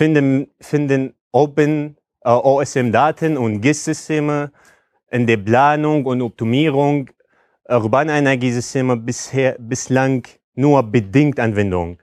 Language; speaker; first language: German; non-native, fluent; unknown